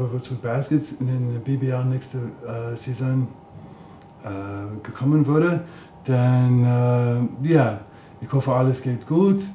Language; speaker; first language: German; non-native, learner; English